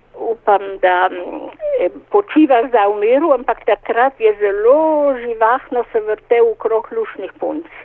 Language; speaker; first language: Slovenian; native; Slovenian